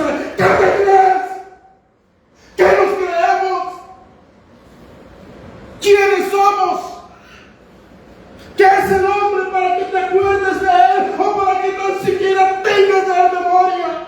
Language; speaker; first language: Spanish; native; Spanish